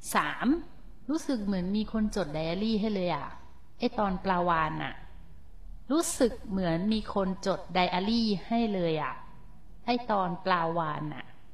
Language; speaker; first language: Thai; native; Thai